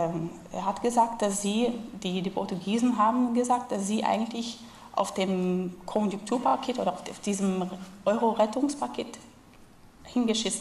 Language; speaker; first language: German; non-native, fluent; Portuguese